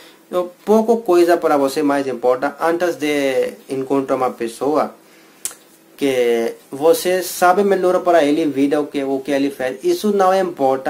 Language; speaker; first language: Portuguese; non-native, learner; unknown